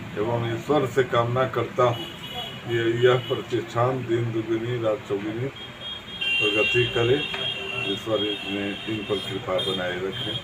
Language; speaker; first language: Hindi; native; Hindi